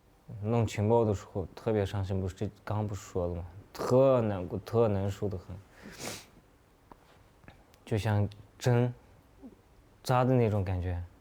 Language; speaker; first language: Chinese; non-native, local second language; Uyghur